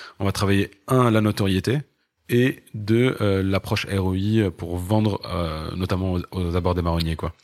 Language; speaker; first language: French; non-native, local second language; Arabic